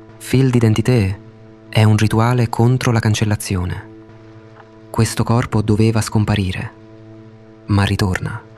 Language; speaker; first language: Italian; non-native, fluent; Russian